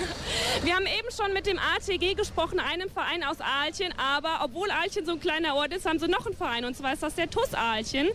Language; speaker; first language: German; native; German